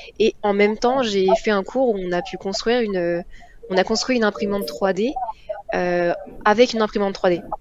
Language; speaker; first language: French; native; French